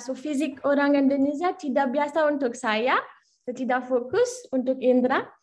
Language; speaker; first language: Indonesian; non-native, learner; French